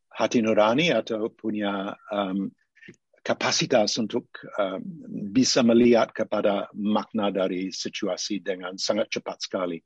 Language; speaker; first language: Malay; non-native, fluent; English